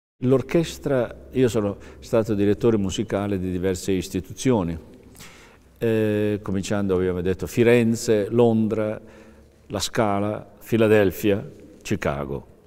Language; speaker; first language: Italian; native; Italian